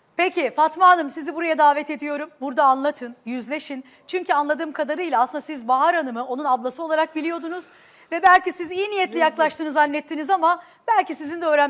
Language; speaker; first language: Turkish; native; Turkish